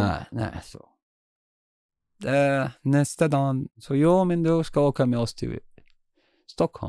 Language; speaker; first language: Swedish; non-native, learner; Arabic